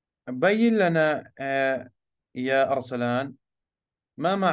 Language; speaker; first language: Arabic; non-native, fluent; Urdu